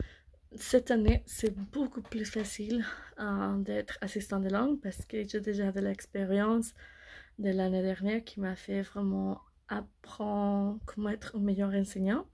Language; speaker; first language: French; non-native, learner; English